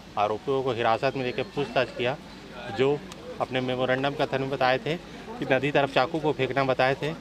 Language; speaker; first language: Hindi; native; Hindi